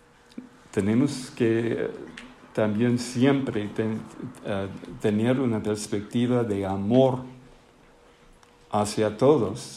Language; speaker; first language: Spanish; non-native, fluent; English